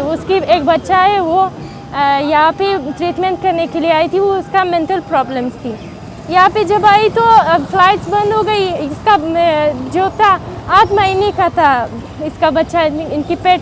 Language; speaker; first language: Hindi; non-native, fluent; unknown